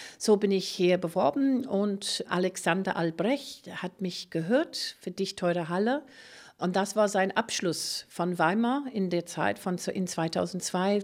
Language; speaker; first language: German; non-native, fluent; English